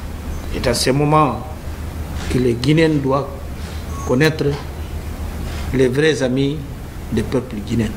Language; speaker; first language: French; non-native, fluent; Upper Guinea Crioulo